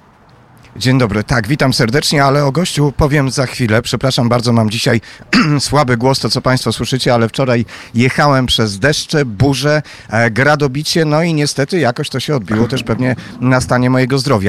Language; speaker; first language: Polish; native; Polish